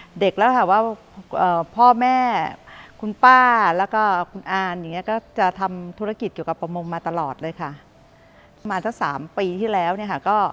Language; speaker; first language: Thai; native; Thai